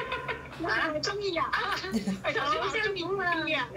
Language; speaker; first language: Cantonese; native; Cantonese